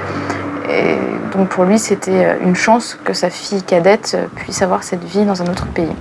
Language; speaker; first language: French; native; French